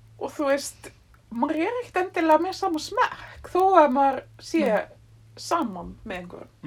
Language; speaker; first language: Icelandic; early bilingual, other home language; French